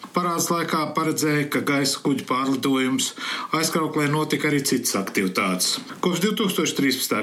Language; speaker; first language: Latvian; early bilingual, heritage; Latvian